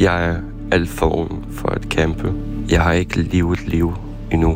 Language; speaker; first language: Danish; non-native, fluent; Ukrainian